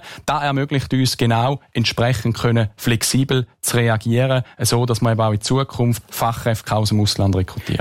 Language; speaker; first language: German; native; German